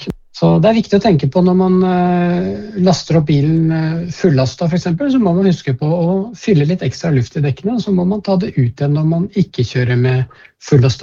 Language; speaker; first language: Norwegian; native; Norwegian